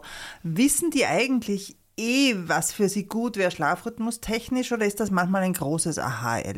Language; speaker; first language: German; native; German